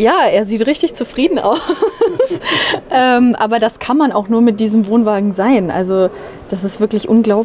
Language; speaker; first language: German; native; German